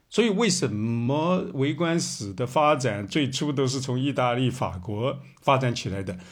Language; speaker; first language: Chinese; native; Chinese